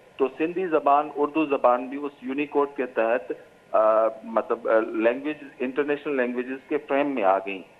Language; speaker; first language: Urdu; non-native, local second language; Sindhi